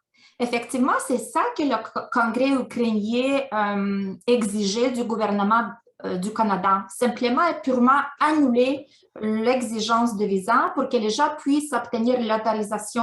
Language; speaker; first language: French; non-native, fluent; Ukrainian